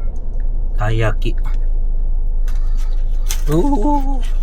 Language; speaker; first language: Japanese; non-native, learner; Filipino